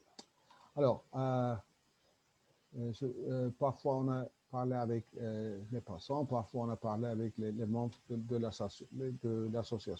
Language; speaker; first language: French; non-native, learner; Turkish